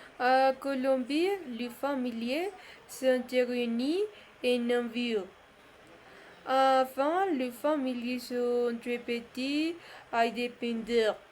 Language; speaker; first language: French; non-native, learner; Spanish